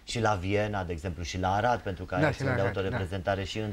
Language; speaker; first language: Romanian; native; Romanian